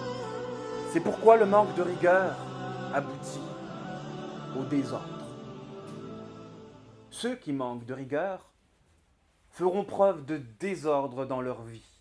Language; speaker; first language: French; native; French